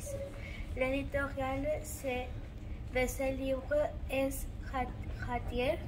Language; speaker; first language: French; non-native, learner; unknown